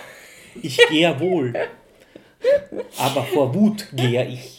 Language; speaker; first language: German; native; German